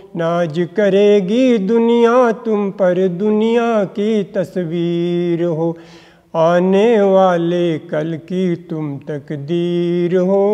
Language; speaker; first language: Hindi; native; Hindi